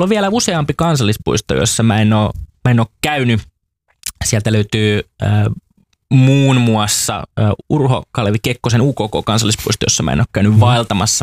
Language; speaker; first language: Finnish; native; Finnish